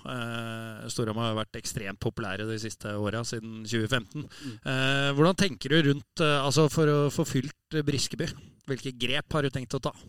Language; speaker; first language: Norwegian; native; Norwegian